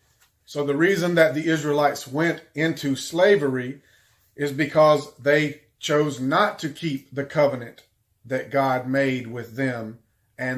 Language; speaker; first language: English; native; English